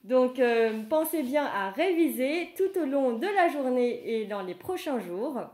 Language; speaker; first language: French; non-native, fluent; Vietnamese